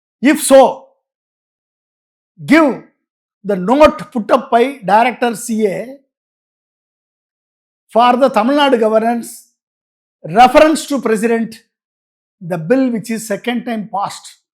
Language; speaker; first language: English; non-native, local second language; Tamil